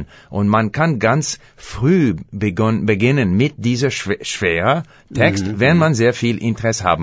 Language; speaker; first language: German; non-native, fluent; English